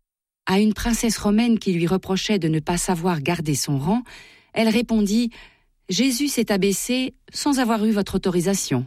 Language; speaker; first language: French; native; French